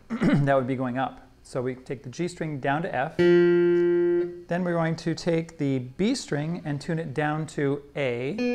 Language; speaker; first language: English; native; English